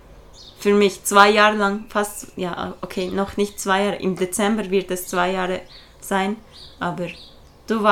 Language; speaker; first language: German; non-native, fluent; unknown